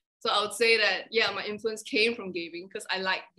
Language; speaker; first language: English; non-native, local second language; Chinese